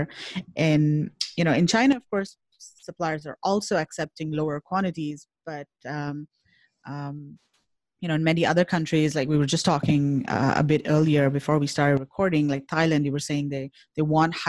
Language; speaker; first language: English; non-native, local second language; Hindi